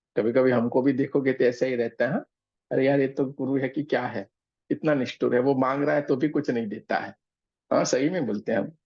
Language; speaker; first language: Hindi; non-native, local second language; Gujarati